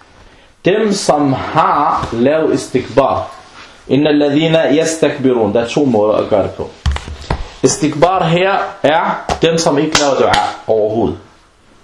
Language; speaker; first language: Danish; non-native, fluent; Arabic